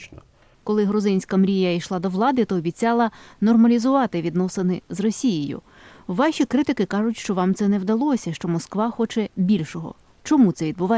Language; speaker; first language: Ukrainian; native; Ukrainian